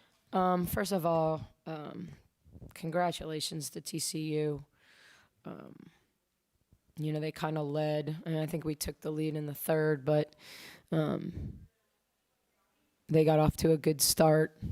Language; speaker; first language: English; native; English